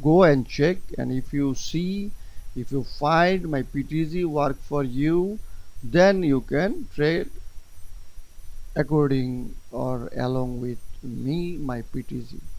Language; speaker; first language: English; non-native, local second language; Bangla